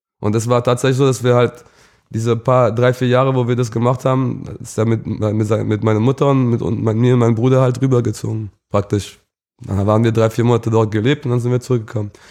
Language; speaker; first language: German; early bilingual, other home language; English